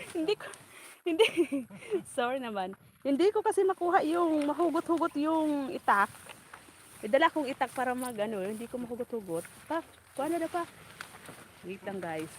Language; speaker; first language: Filipino; non-native, local second language; Bikol